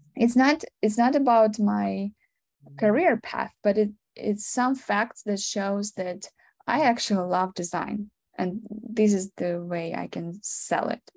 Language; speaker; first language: English; non-native, fluent; Ukrainian